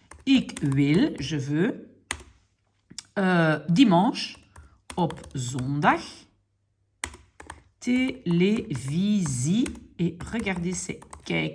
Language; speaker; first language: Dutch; non-native, local second language; French